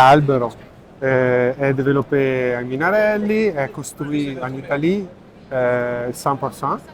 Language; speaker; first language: French; non-native, learner; Italian